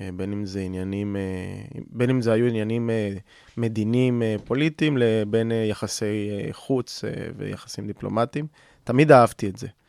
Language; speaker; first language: Hebrew; non-native, fluent; Spanish